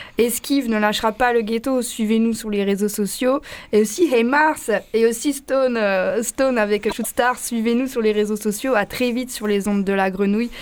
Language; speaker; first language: French; native; French